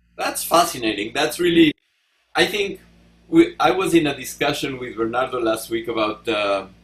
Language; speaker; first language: English; non-native, fluent; Spanish